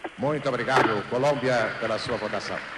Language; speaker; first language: Portuguese; native; Portuguese